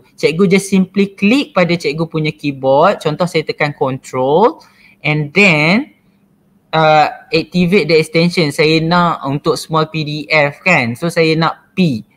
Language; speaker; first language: Malay; native; Malay